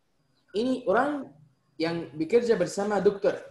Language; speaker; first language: Indonesian; non-native, fluent; Arabic